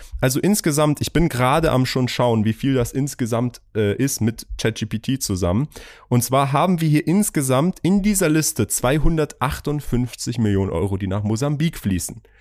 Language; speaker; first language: German; early bilingual, other home language; Persian